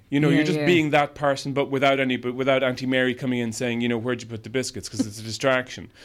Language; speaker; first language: English; native; English